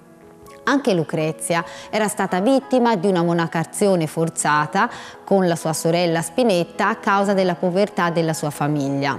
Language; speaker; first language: Italian; native; Italian